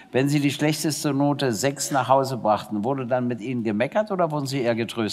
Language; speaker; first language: German; native; German